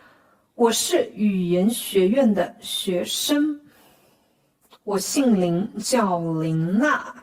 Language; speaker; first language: Chinese; non-native, fluent; Khmer